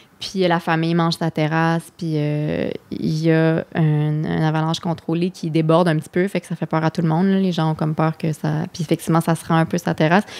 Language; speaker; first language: French; native; French